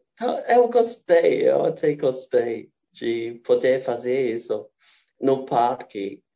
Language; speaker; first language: Portuguese; non-native, fluent; English